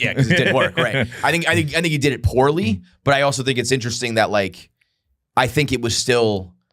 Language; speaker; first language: English; native; English